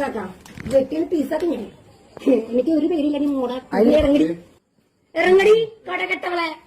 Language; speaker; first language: Malayalam; native; Malayalam